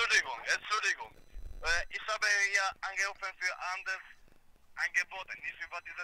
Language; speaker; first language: German; non-native, learner; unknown